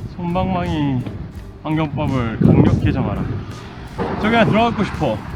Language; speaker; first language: Korean; native; Korean